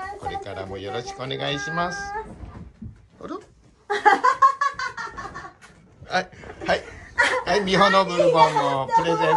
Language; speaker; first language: Japanese; native; Japanese